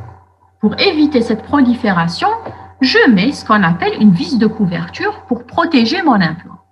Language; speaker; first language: French; non-native, local second language; Arabic